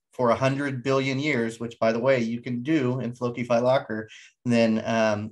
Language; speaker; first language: English; native; English